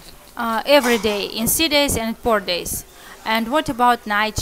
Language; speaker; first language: English; non-native, learner; Russian